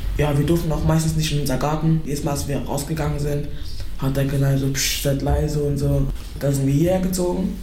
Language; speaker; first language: German; early bilingual, other home language; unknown